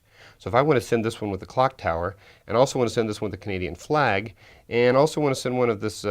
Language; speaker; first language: English; native; English